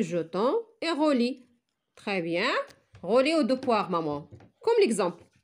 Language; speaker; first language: French; non-native, local second language; Arabic